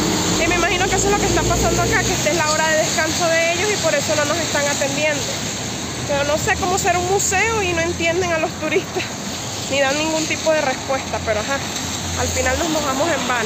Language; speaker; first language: Spanish; native; Spanish